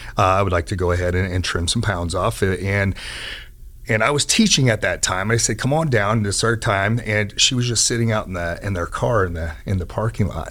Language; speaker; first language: English; native; English